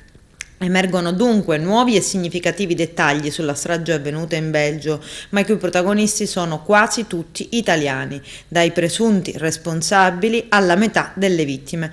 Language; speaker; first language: Italian; native; Italian